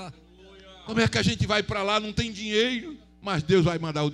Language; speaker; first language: Portuguese; native; Portuguese